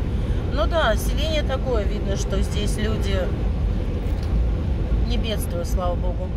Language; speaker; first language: Russian; native; Russian